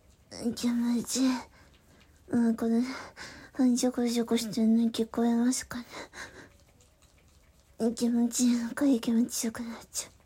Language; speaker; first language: Japanese; native; Japanese